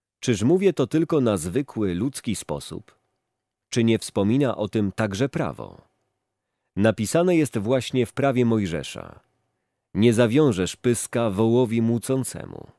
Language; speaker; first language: Polish; native; Polish